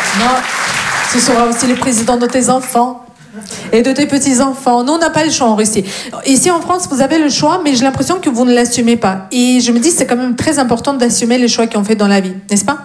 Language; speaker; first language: French; non-native, fluent; Russian